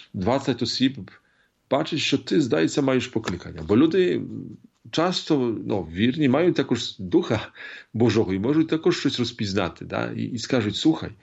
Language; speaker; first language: Polish; non-native, learner; Ukrainian